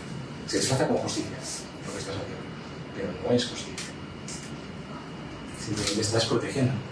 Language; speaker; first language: Spanish; native; Spanish